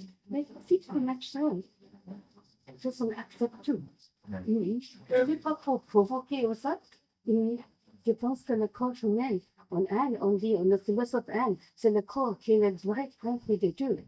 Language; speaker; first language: French; non-native, learner; English